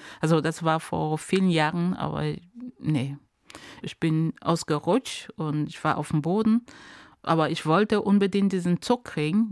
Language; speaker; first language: German; non-native, fluent; Ghomala